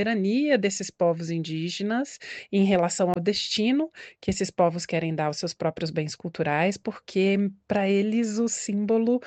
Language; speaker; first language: Portuguese; native; Portuguese